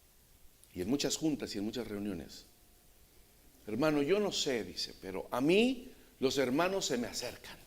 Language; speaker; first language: Spanish; native; Spanish